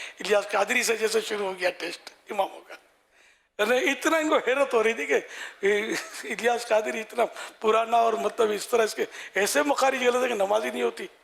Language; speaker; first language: Urdu; native; Urdu